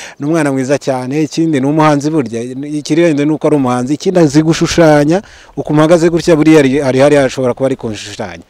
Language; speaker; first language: Kinyarwanda; native; Kinyarwanda